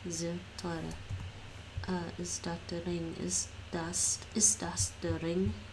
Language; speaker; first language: German; non-native, learner; English